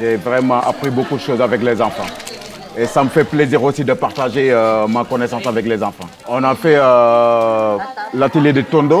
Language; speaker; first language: French; non-native, local second language; Wolof